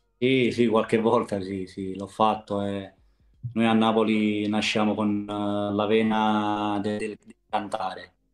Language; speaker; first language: Italian; native; Italian